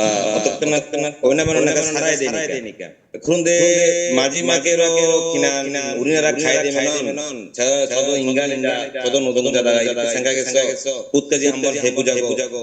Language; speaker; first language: Korean; non-native, learner; Bangla